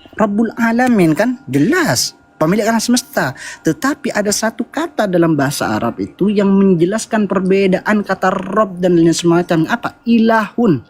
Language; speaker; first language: Indonesian; non-native, local second language; Madurese